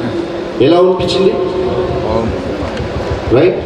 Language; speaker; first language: Telugu; native; Telugu